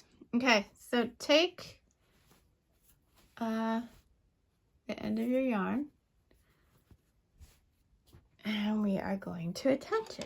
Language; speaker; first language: English; native; English